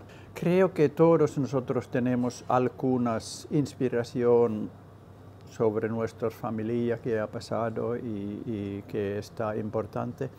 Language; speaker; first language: Spanish; non-native, learner; Finnish